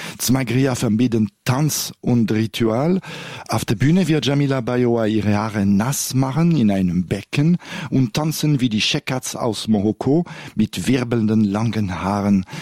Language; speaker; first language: German; non-native, local second language; French